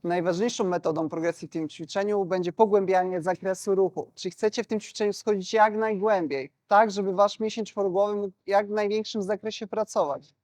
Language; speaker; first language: Polish; native; Polish